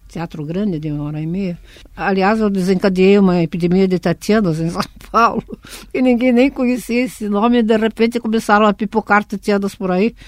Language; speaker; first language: Portuguese; early bilingual, other home language; Russian